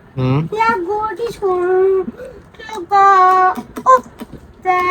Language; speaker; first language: Norwegian; early bilingual, other home language; Gujarati